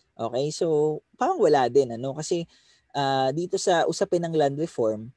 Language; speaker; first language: Filipino; native; Filipino